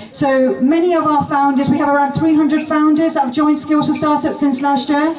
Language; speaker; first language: English; native; English